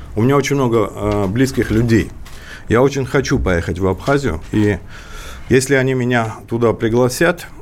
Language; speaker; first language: Russian; non-native, local second language; Georgian